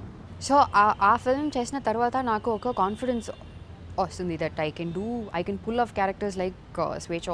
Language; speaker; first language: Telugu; non-native, learner; Tamil